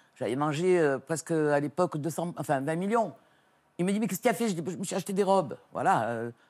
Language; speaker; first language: French; native; French